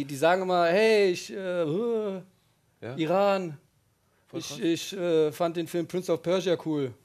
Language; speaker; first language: German; early bilingual, other home language; Persian